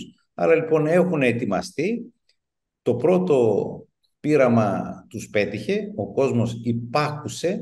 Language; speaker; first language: Greek; native; Greek